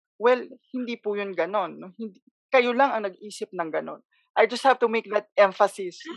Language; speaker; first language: Filipino; non-native, local second language; Cebuano